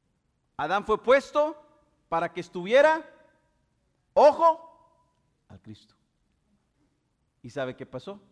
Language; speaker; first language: Spanish; native; Spanish